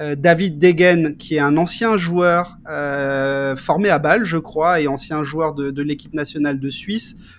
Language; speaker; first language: French; native; French